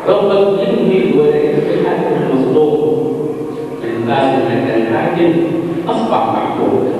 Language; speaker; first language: Arabic; native; Arabic